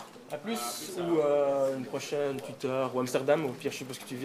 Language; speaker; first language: French; native; French